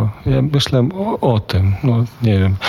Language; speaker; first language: Polish; non-native, fluent; Lithuanian